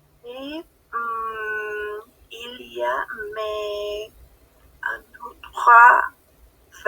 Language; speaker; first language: French; non-native, learner; Spanish